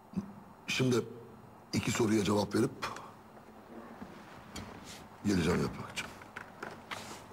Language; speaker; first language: Turkish; native; Turkish